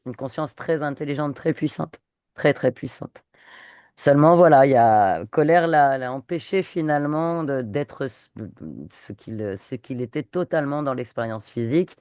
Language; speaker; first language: French; native; French